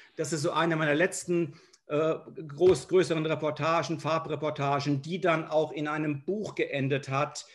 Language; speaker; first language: German; native; German